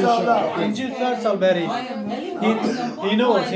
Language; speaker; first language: English; non-native, learner; Kurdish